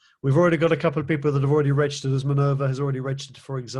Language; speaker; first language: English; native; English